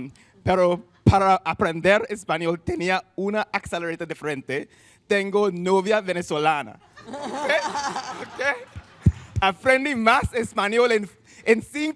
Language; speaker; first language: Spanish; non-native, learner; English